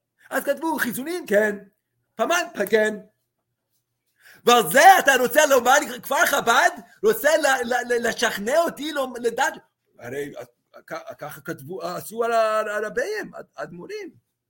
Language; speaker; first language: Hebrew; non-native, fluent; English